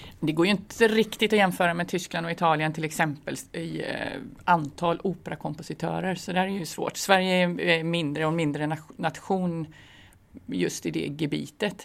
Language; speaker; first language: Swedish; native; Swedish